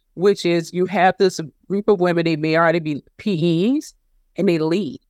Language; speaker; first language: English; native; English